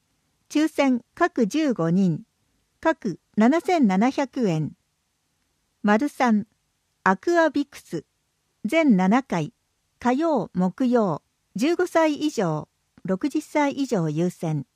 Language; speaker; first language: Japanese; native; Japanese